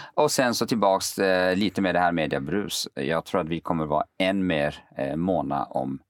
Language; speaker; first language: Swedish; early bilingual, other home language; Kurdish